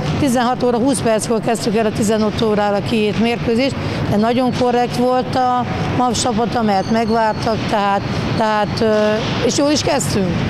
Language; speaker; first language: Hungarian; native; Hungarian